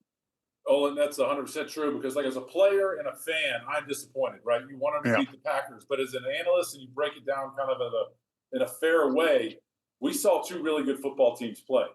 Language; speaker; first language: English; native; English